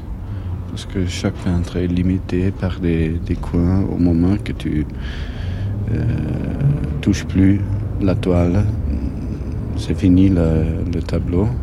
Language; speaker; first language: French; non-native, fluent; German